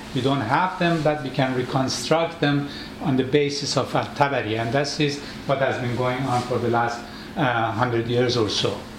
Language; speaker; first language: English; non-native, fluent; Persian